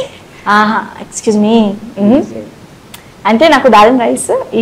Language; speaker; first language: Telugu; non-native, local second language; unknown